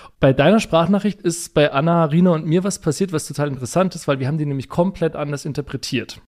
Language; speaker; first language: German; native; German